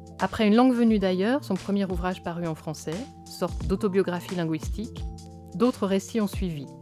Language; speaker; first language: French; native; French